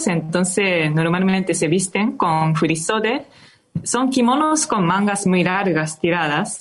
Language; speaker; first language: Spanish; non-native, fluent; Japanese